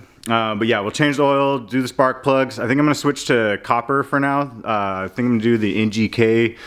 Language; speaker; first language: English; native; English